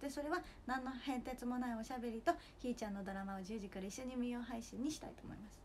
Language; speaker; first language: Japanese; native; Japanese